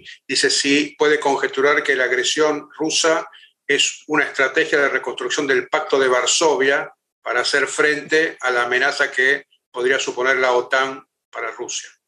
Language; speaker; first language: Spanish; native; Spanish